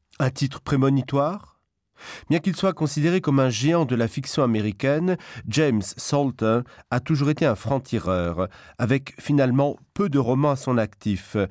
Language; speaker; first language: French; non-native, local second language; Luxembourgish